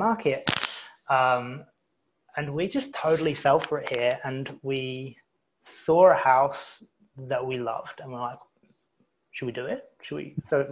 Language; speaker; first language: English; native; English